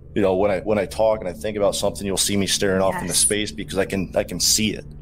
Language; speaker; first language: English; native; English